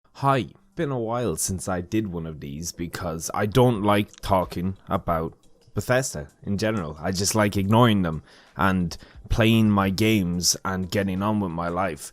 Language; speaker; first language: English; native; English